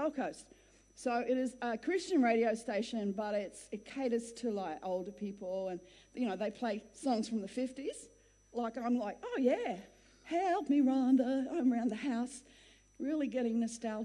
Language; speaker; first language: English; native; English